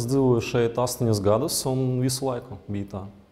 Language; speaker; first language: Latvian; non-native, local second language; Russian